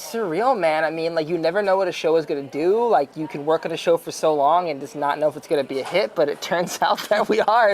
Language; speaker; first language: English; native; English